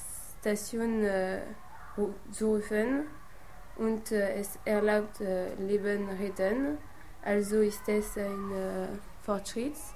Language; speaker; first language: German; non-native, learner; French